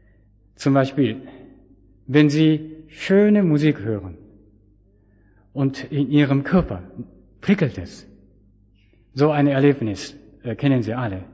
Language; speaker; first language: German; non-native, fluent; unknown